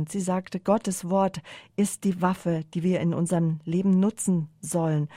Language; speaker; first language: German; native; German